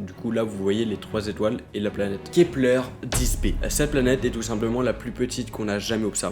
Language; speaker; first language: French; native; French